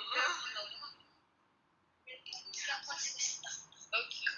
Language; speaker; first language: Korean; native; Korean